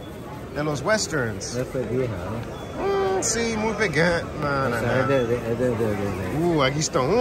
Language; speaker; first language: Spanish; early bilingual, heritage; English